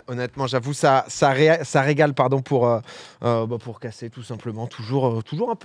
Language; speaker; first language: French; native; French